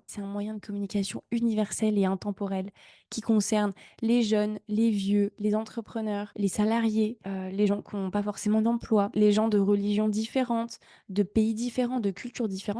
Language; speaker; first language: French; native; French